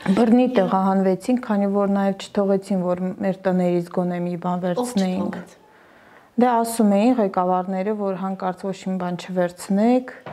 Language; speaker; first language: Armenian; native; Armenian